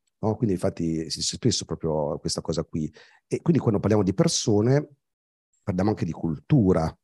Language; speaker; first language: Italian; native; Italian